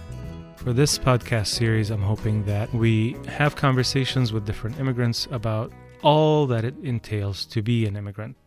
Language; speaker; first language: English; non-native, fluent; Arabic